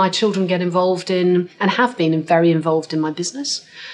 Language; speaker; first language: English; native; English